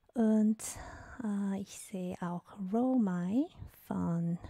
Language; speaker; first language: German; non-native, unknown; Korean